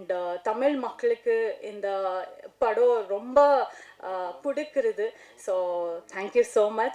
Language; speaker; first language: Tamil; non-native, learner; Kannada